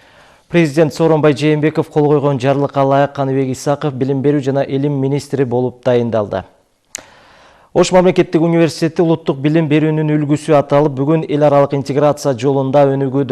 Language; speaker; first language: Kyrgyz; native; Kyrgyz